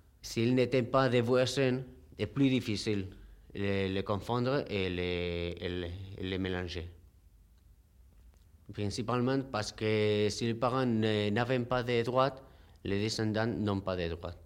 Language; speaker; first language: French; non-native, fluent; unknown